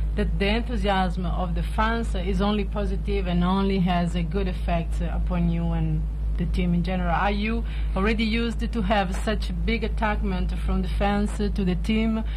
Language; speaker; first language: English; non-native, fluent; Italian